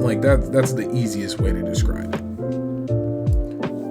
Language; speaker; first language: English; native; English